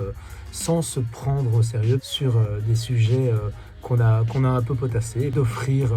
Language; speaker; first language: French; native; French